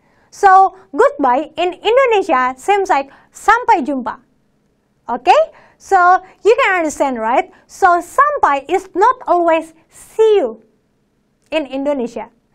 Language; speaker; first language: English; non-native, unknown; Indonesian